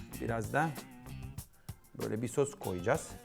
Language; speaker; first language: Turkish; non-native, learner; Italian